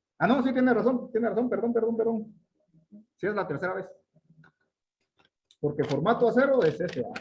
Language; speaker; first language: Spanish; native; Spanish